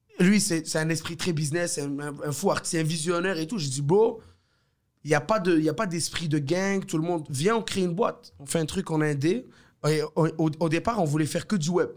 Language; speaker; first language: French; early bilingual, other home language; Arabic